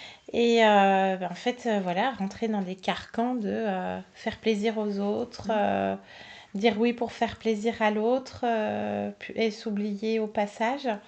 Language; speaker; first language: French; native; French